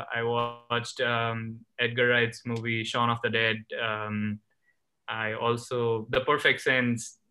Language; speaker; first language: English; non-native, local second language; Gujarati